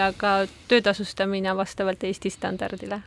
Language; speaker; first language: Estonian; native; Estonian